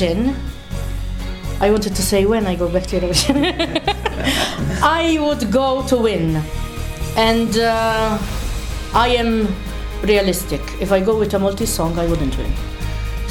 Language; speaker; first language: English; non-native, fluent; Maltese